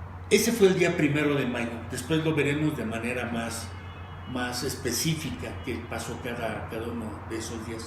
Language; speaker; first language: Spanish; native; Spanish